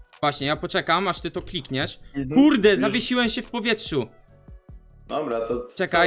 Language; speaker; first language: Polish; native; Polish